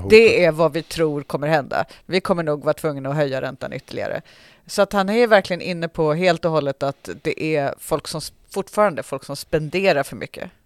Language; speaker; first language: Swedish; native; Swedish